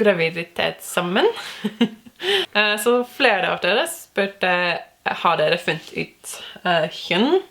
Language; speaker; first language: Norwegian; non-native, learner; English